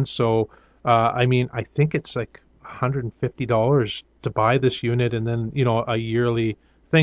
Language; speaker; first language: English; native; English